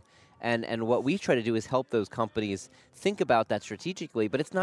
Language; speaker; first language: English; native; English